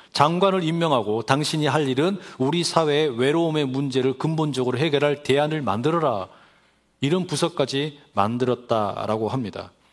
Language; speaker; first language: Korean; native; Korean